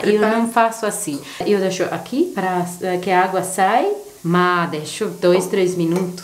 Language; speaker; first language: Portuguese; non-native, learner; Croatian